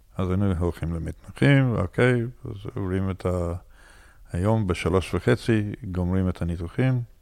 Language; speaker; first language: Hebrew; non-native, fluent; English